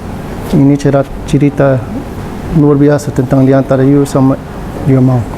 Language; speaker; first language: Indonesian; non-native, learner; English